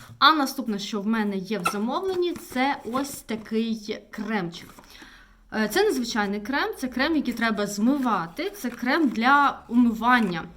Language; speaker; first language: Ukrainian; non-native, local second language; Russian